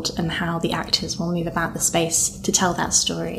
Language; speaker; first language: English; native; English